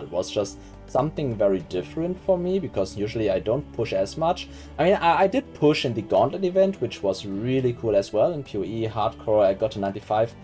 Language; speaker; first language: English; non-native, fluent; German